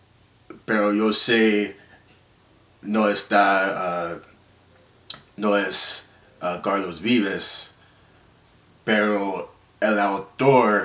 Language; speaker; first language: Spanish; non-native, learner; English